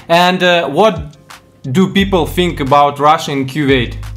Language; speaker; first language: English; non-native, learner; Russian